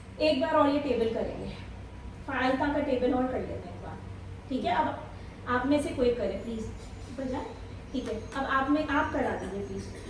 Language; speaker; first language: Urdu; native; Urdu